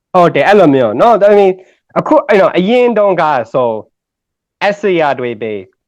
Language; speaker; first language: Burmese; non-native, learner; English